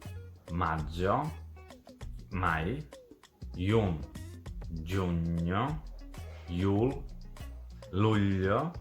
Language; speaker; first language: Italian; non-native, fluent; Serbian